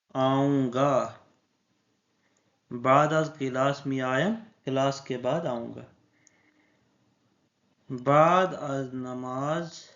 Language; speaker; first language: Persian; non-native, fluent; Urdu